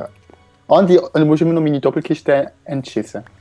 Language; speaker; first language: German; native; German